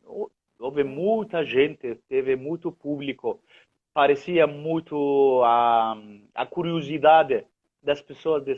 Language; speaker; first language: Portuguese; non-native, fluent; Arabic